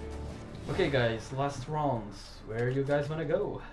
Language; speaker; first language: English; non-native, learner; Portuguese